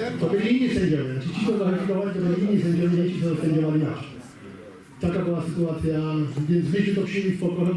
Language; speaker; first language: Polish; native; Polish